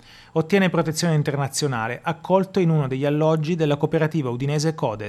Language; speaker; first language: Italian; native; Italian